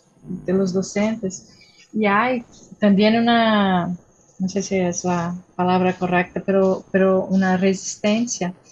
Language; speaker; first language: Spanish; non-native, fluent; Portuguese